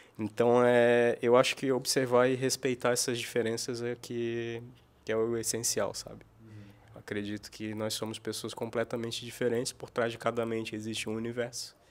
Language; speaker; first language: Portuguese; native; Portuguese